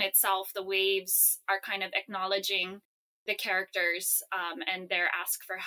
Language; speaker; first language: English; native; English